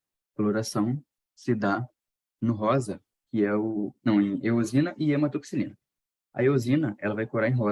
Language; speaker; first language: Portuguese; native; Portuguese